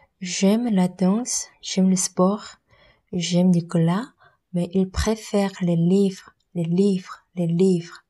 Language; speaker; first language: French; non-native, learner; Korean